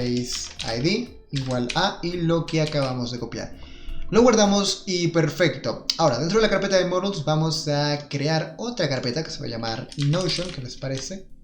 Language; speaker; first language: Spanish; native; Spanish